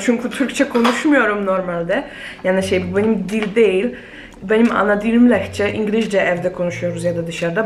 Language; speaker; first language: Turkish; non-native, fluent; Polish